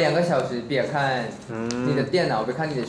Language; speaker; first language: Chinese; early bilingual, heritage; English